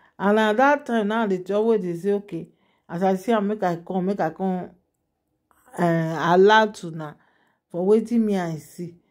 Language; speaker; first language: Nigerian Pidgin; non-native, local second language; Yoruba